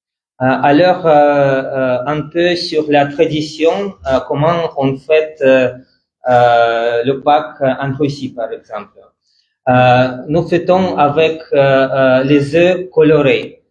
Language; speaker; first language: French; non-native, fluent; Russian